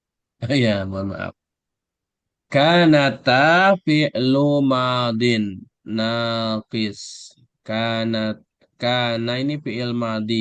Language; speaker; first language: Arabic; non-native, fluent; Indonesian